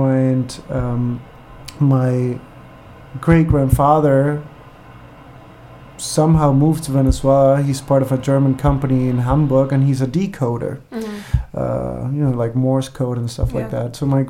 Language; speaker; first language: English; non-native, fluent; Spanish